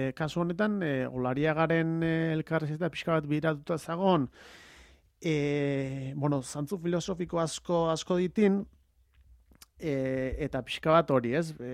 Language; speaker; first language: Basque; native; Basque